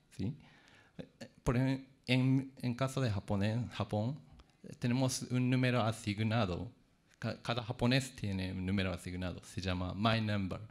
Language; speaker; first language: Spanish; non-native, fluent; Japanese